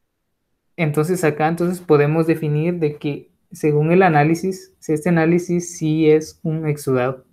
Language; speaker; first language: Spanish; native; Spanish